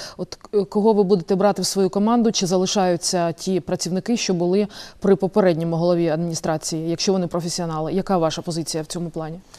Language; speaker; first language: Ukrainian; native; Ukrainian